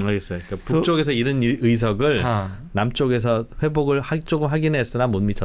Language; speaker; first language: Korean; native; Korean